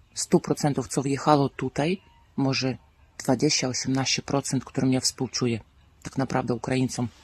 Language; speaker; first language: Polish; non-native, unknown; Russian